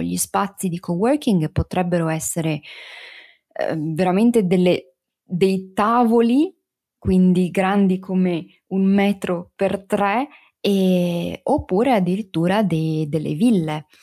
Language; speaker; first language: Italian; native; Italian